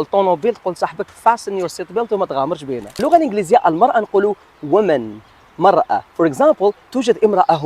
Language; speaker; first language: Arabic; native; Arabic